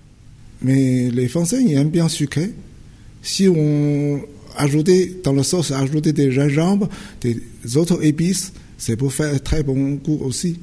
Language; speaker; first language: French; non-native, fluent; Chinese